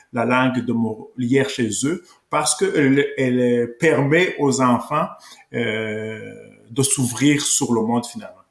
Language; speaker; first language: French; non-native, local second language; Kinyarwanda